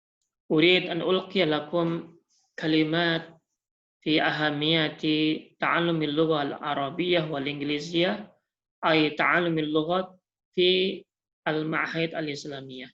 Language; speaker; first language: Arabic; non-native, fluent; Indonesian